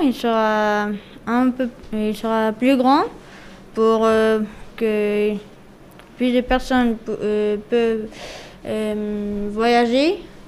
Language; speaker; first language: French; early bilingual, heritage; French